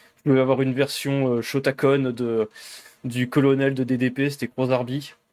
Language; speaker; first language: French; native; French